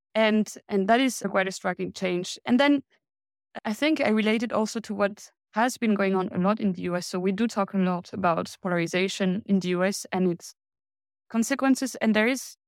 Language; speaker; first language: English; non-native, fluent; French